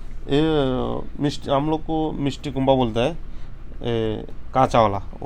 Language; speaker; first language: Hindi; non-native, learner; Bangla